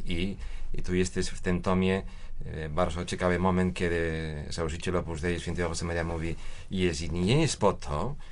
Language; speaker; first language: Polish; non-native, fluent; Spanish